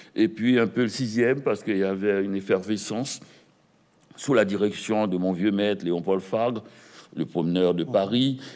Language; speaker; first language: French; native; French